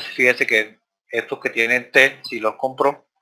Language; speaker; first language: Spanish; native; Spanish